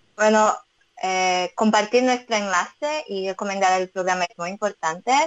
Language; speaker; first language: Spanish; non-native, fluent; Portuguese